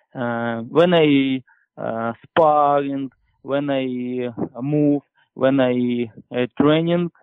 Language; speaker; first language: English; non-native, learner; Ukrainian